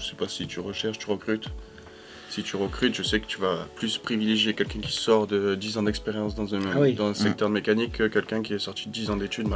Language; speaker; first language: French; native; French